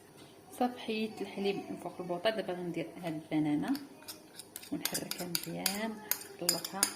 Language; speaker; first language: Arabic; native; Arabic